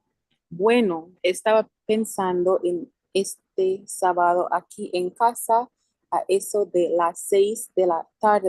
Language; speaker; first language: Spanish; non-native, learner; English